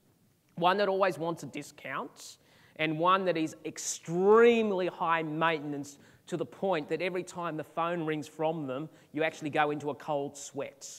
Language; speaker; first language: English; native; English